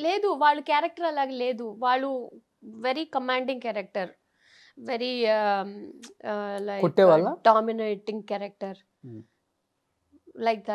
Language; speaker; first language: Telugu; non-native, local second language; Tamil